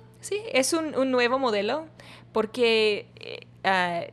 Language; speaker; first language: Spanish; non-native, learner; English